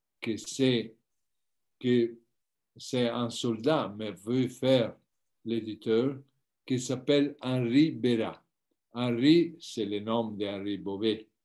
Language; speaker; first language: French; non-native, learner; Italian